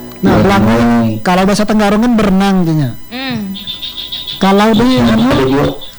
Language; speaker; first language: Indonesian; non-native, local second language; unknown